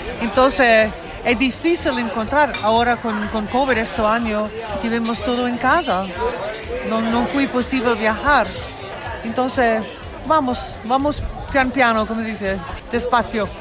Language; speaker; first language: Spanish; non-native, learner; English